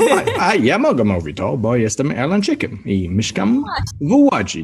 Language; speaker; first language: Polish; non-native, learner; English